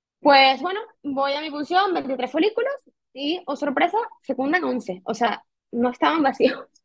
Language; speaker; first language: Spanish; native; Spanish